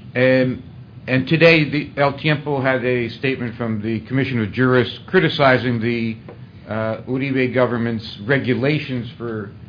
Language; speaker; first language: English; native; English